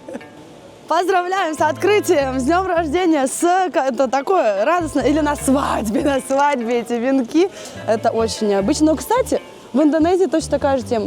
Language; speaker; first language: Russian; native; Russian